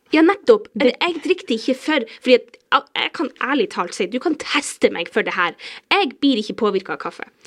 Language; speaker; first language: Norwegian; native; Norwegian